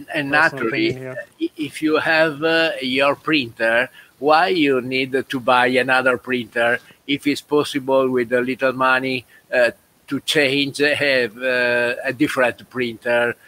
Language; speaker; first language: English; non-native, learner; Italian